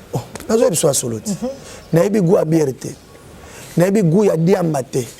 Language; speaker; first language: Lingala; native; Lingala